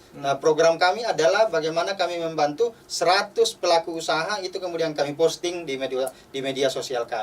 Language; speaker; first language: Indonesian; native; Indonesian